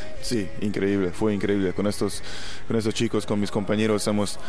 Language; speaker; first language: Spanish; non-native, fluent; Hungarian